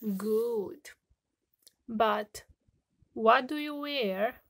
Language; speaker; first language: English; non-native, fluent; Romanian